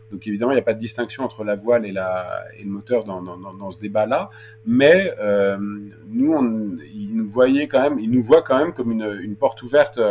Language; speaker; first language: French; native; French